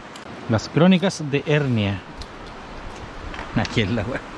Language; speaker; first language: Spanish; native; Spanish